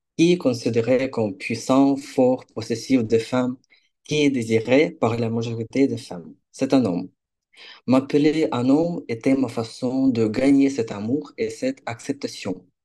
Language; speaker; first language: French; non-native, fluent; Ukrainian